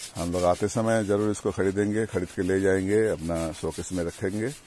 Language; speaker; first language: Hindi; non-native, local second language; Bangla